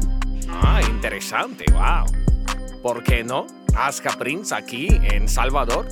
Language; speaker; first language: Spanish; non-native, learner; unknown